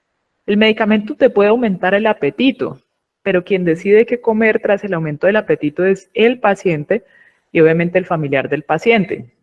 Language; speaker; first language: Spanish; native; Spanish